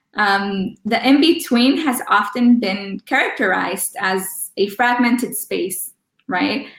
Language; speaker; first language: English; early bilingual, other home language; Spanish